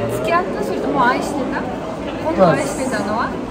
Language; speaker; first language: Japanese; non-native, fluent; Romanian